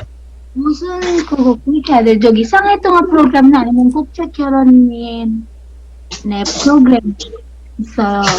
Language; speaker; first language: Korean; non-native, learner; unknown